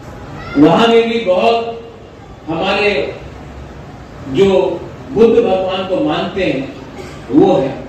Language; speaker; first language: Hindi; non-native, local second language; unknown